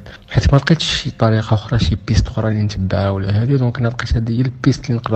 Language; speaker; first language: Arabic; native; Arabic